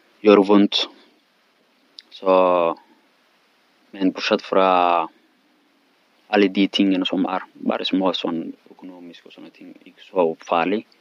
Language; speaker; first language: Swedish; non-native, learner; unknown